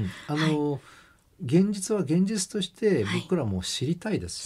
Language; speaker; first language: Japanese; native; Japanese